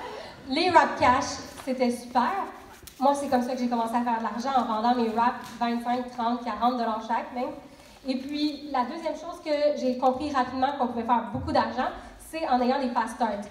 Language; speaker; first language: French; native; French